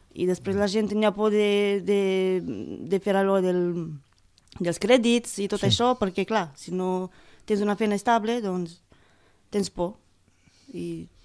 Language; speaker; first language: Catalan; non-native, fluent; Romanian